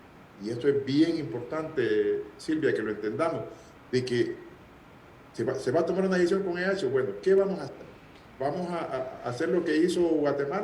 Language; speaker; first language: Spanish; native; Spanish